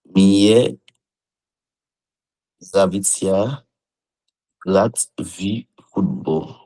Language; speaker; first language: Russian; non-native, learner; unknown